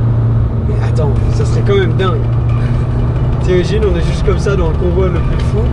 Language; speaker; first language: French; native; French